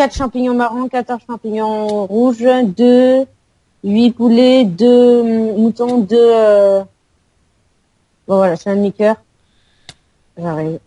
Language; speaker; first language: French; native; French